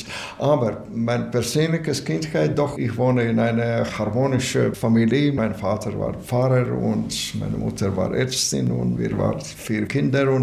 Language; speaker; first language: German; non-native, learner; Latvian